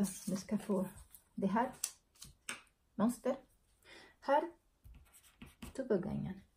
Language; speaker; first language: Swedish; non-native, learner; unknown